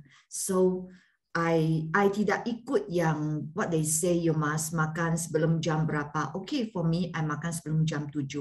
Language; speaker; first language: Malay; non-native, local second language; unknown